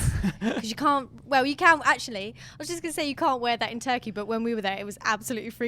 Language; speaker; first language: English; native; English